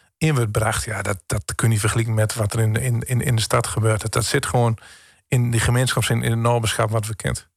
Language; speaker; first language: Dutch; native; Dutch